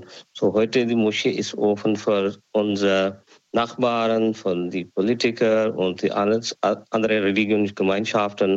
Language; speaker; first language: German; non-native, learner; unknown